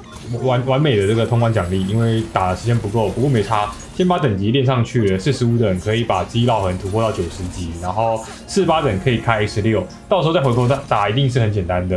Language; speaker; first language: Chinese; native; Chinese